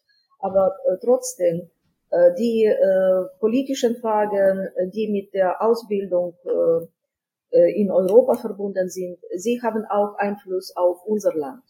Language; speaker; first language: German; non-native, fluent; Ukrainian